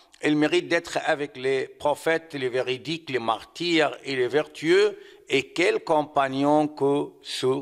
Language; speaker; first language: French; non-native, fluent; Arabic